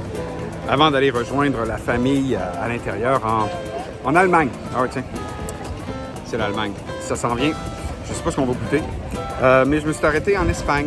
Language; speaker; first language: French; native; French